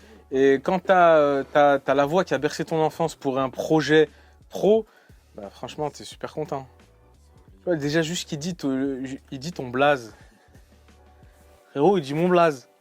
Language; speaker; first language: French; native; French